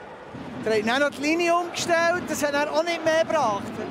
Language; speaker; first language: German; native; German